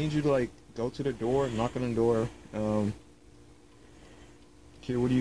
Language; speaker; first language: English; native; English